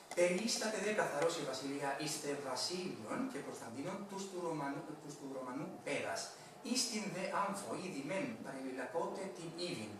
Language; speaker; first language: Greek; non-native, fluent; Spanish